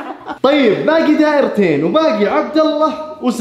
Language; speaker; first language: Arabic; native; Arabic